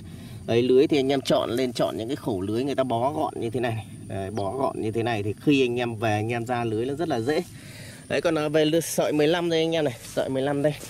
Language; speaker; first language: Vietnamese; native; Vietnamese